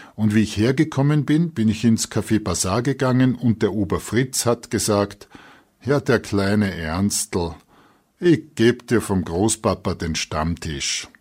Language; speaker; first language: German; native; German